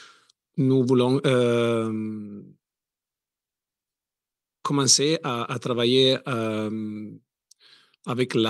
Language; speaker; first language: French; non-native, learner; Italian